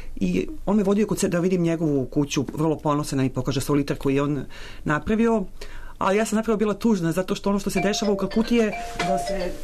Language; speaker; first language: Serbian; native; Serbian